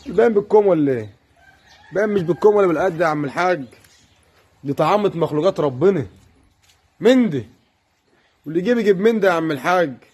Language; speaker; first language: Arabic; native; Arabic